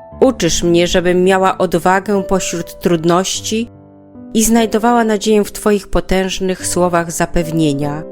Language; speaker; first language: Polish; native; Polish